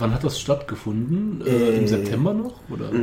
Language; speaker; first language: German; native; German